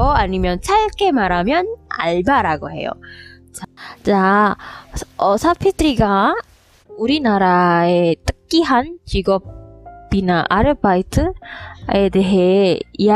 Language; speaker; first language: Korean; non-native, fluent; Indonesian